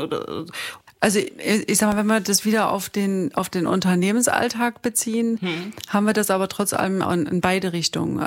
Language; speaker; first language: German; native; German